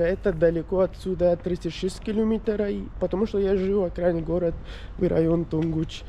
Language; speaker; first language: Russian; non-native, learner; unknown